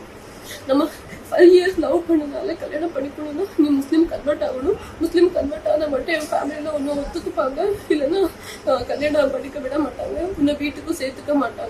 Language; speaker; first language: Tamil; non-native, local second language; Kannada